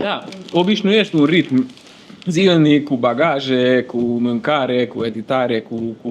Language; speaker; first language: Romanian; non-native, fluent; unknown